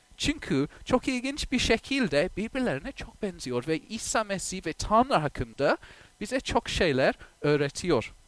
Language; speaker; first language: Turkish; non-native, fluent; English